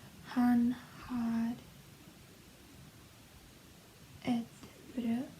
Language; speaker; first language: Swedish; non-native, learner; Russian